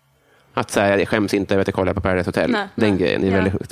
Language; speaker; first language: Swedish; native; Swedish